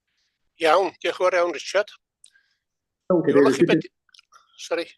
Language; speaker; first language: Welsh; native; Welsh